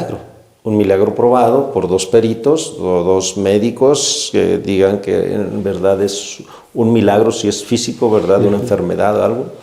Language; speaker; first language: Spanish; native; Spanish